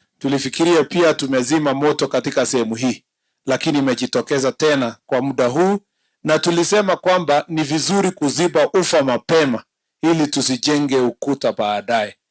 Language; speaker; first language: Swahili; non-native, local second language; Kalenjin